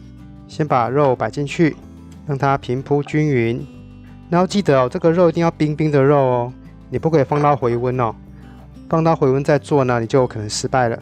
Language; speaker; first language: Chinese; native; Chinese